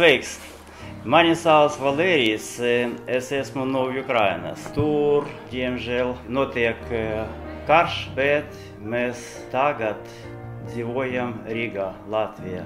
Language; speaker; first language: Latvian; non-native, learner; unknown